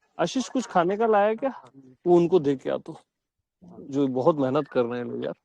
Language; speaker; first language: Hindi; native; Hindi